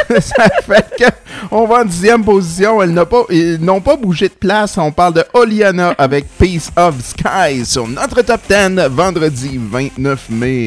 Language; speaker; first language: French; native; French